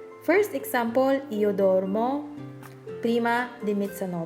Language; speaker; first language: Italian; non-native, learner; Filipino